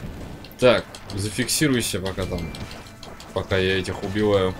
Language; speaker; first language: Russian; native; Russian